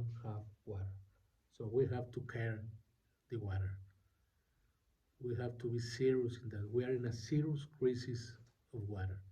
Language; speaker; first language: English; non-native, learner; Spanish